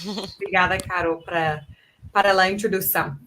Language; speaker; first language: Portuguese; non-native, fluent; English